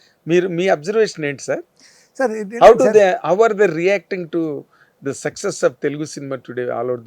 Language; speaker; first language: Telugu; native; Telugu